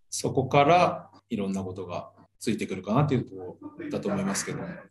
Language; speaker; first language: Japanese; native; Japanese